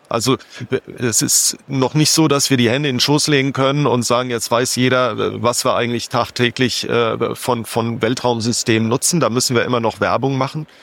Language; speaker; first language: German; native; German